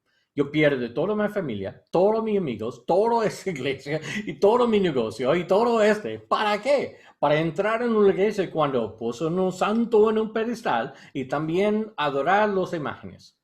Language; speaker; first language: Spanish; non-native, learner; English